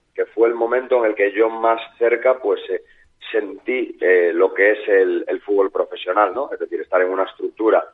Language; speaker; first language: Spanish; native; Spanish